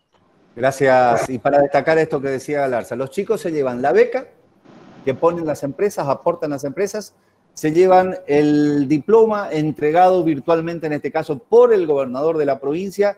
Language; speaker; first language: Spanish; native; Spanish